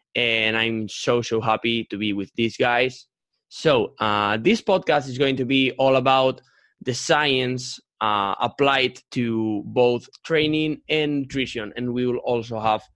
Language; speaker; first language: English; non-native, fluent; Spanish